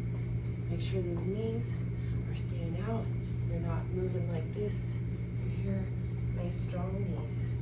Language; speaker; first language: English; native; English